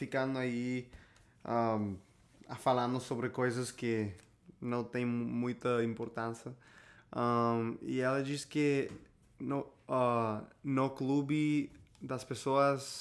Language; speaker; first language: Portuguese; non-native, learner; Spanish